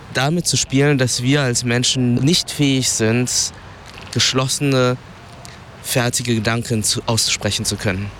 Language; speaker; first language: German; early bilingual, other home language; Vietnamese